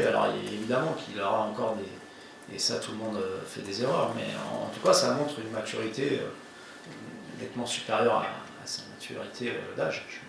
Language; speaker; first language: French; native; French